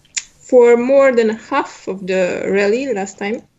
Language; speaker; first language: English; non-native, fluent; Romanian